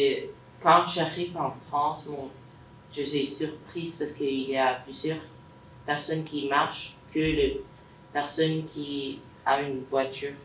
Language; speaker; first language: French; non-native, learner; Thai